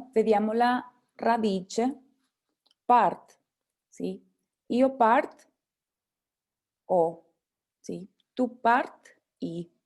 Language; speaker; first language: Italian; non-native, fluent; Spanish